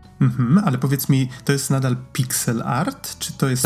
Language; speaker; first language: Polish; native; Polish